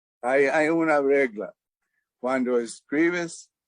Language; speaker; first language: Spanish; non-native, fluent; English